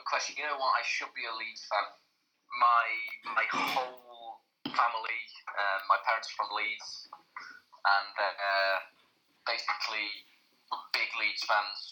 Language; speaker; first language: English; native; English